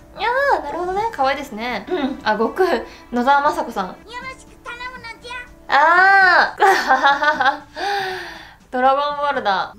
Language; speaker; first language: Japanese; native; Japanese